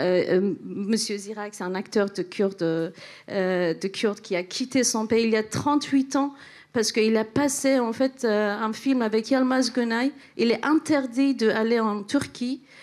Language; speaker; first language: French; non-native, fluent; Central Kurdish